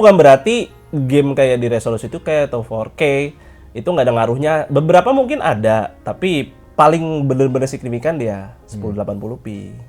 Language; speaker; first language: Indonesian; native; Indonesian